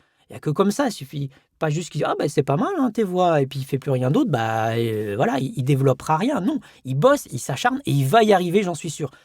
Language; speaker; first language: French; native; French